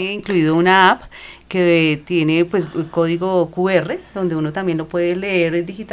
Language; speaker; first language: Spanish; native; Spanish